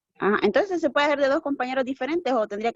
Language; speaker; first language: Spanish; native; Spanish